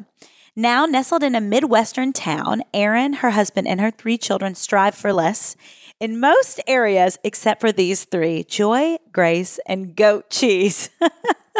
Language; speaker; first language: English; native; English